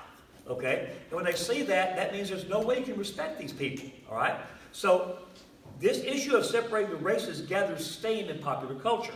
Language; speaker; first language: English; native; English